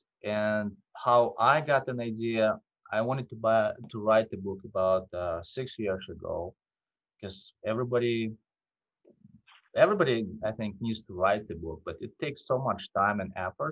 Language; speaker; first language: English; non-native, fluent; Russian